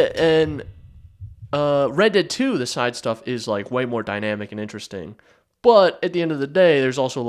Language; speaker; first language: English; native; English